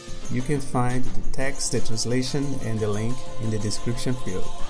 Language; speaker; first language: English; non-native, fluent; Portuguese